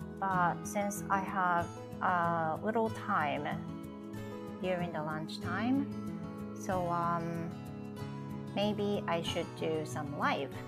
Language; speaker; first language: English; non-native, fluent; Japanese